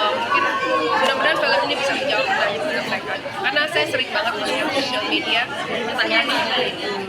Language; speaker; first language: Indonesian; native; Indonesian